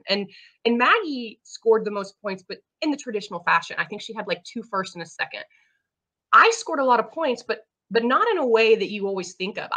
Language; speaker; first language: English; native; English